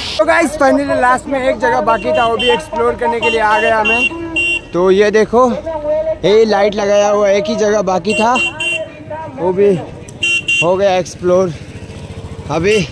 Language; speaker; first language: Hindi; non-native, local second language; Assamese